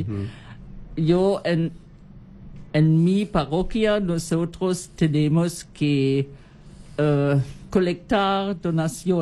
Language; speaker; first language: Spanish; non-native, learner; German